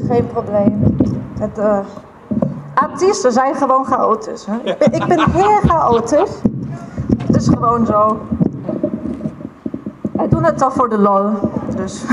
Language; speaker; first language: Dutch; non-native, fluent; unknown